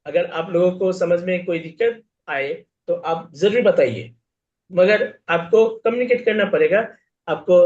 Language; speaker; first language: Hindi; non-native, fluent; Bangla